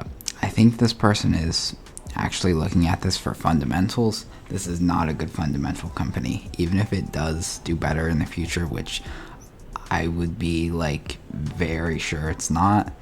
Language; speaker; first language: English; native; English